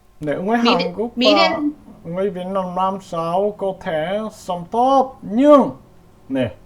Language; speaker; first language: Vietnamese; non-native, learner; Korean